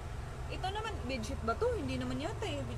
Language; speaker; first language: Filipino; native; Filipino